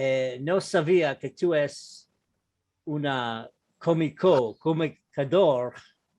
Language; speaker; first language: Spanish; non-native, learner; English